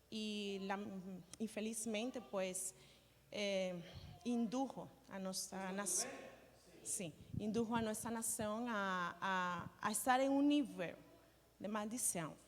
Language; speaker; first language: Portuguese; non-native, learner; Spanish